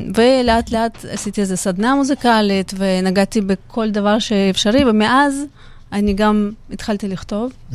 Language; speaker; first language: Hebrew; non-native, fluent; Russian